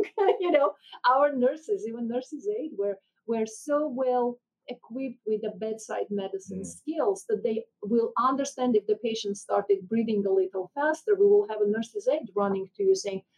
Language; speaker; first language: English; non-native, fluent; Armenian